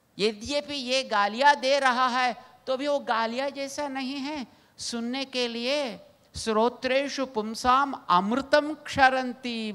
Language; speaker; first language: Hindi; non-native, local second language; Telugu